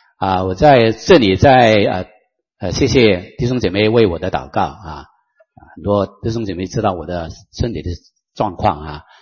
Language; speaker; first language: Chinese; non-native, local second language; Cantonese